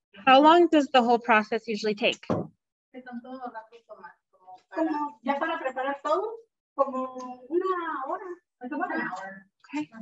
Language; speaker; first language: English; early bilingual, heritage; Spanish